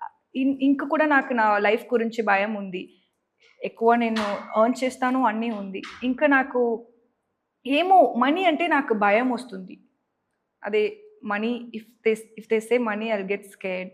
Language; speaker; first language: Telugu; non-native, local second language; Tamil